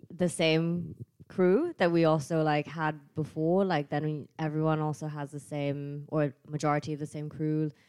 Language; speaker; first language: English; non-native, fluent; Thai